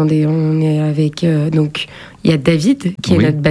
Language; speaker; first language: French; native; French